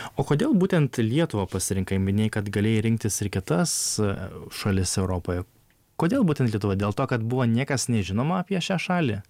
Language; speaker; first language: Lithuanian; native; Lithuanian